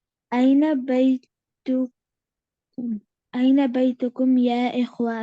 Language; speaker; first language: Arabic; non-native, learner; Urdu